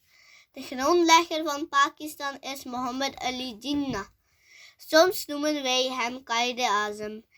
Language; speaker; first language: Dutch; early bilingual, other home language; Urdu